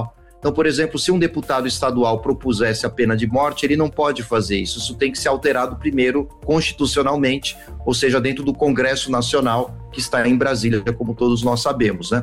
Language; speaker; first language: Portuguese; native; Portuguese